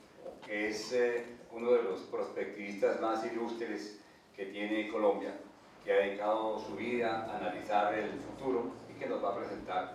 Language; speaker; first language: Spanish; native; Spanish